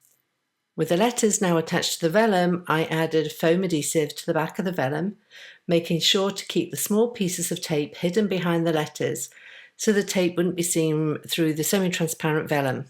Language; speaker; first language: English; native; English